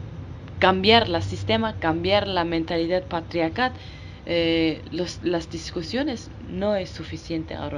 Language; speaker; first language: Spanish; non-native, learner; Kurdish